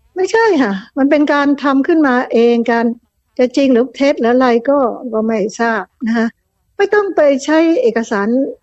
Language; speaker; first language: Thai; native; Thai